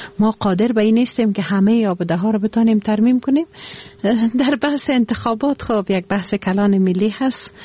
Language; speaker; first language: Persian; native; Persian